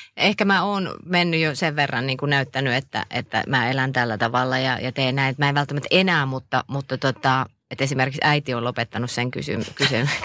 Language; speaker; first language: Finnish; native; Finnish